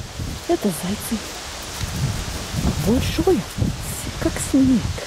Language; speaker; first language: Russian; early bilingual, heritage; English